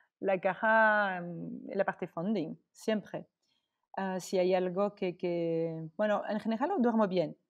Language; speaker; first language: Spanish; non-native, fluent; French